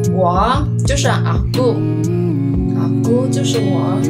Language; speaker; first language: Chinese; non-native, fluent; Indonesian